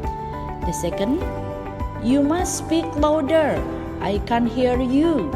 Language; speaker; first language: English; non-native, learner; Indonesian